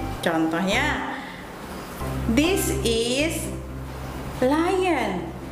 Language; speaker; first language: English; non-native, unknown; Indonesian